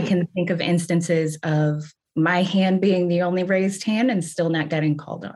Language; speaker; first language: English; native; English